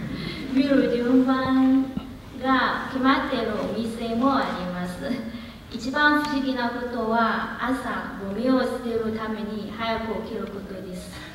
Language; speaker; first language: Japanese; non-native, learner; Chinese